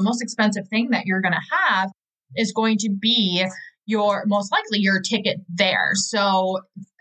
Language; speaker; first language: English; native; English